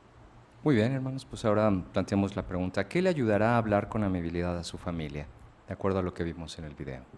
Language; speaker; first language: Spanish; native; Spanish